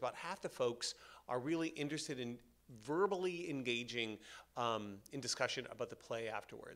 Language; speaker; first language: English; native; English